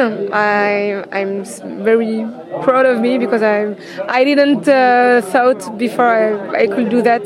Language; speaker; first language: English; non-native, learner; French